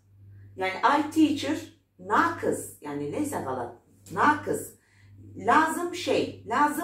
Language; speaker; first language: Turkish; non-native, fluent; Arabic